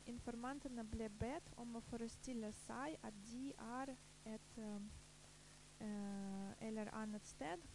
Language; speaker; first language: Norwegian; non-native, fluent; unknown